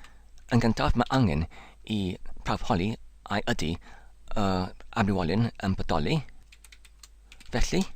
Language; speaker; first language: Welsh; non-native, learner; English